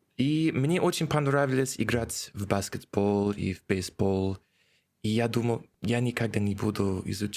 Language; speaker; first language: Russian; non-native, learner; English